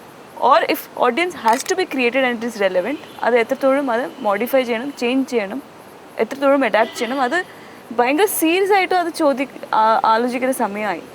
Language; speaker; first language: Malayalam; non-native, fluent; Tamil